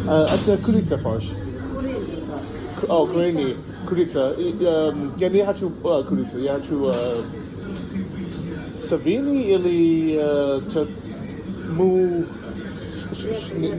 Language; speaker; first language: Russian; non-native, learner; English